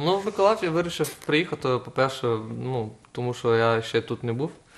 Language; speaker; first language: Ukrainian; non-native, fluent; German